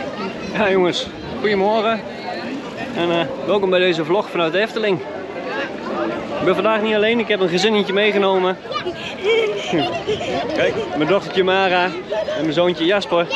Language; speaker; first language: Dutch; native; Dutch